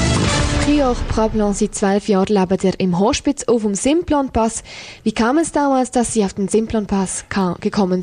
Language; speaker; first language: German; native; German